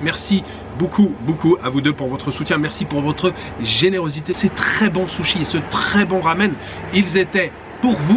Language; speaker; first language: French; native; French